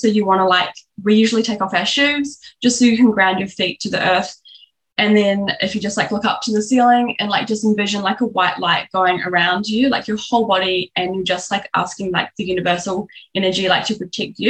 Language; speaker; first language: English; native; English